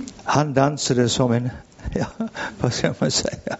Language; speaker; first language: Swedish; non-native, fluent; English